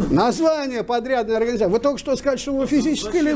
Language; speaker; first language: Russian; native; Russian